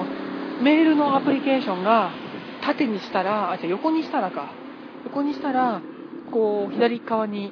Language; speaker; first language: Japanese; native; Japanese